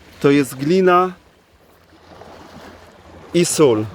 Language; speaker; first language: Polish; native; Polish